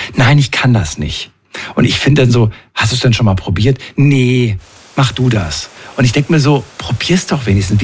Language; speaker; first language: German; native; German